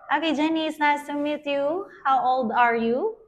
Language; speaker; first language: English; non-native, fluent; Vietnamese